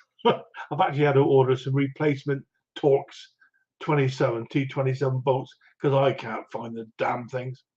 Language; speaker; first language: English; native; English